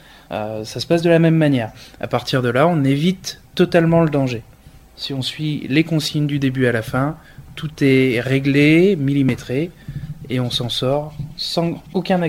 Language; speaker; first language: French; native; French